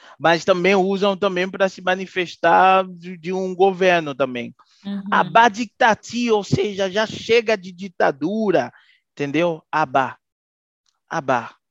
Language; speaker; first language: Portuguese; non-native, fluent; Haitian Creole